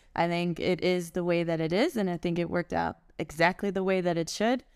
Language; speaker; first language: English; early bilingual, other home language; German